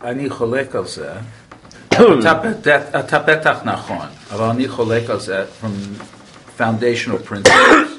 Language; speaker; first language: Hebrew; non-native, fluent; English